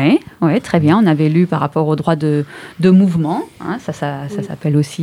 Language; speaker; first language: French; native; French